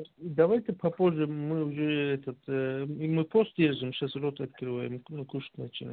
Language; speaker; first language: Russian; non-native, learner; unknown